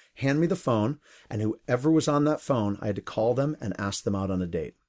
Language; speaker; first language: English; native; English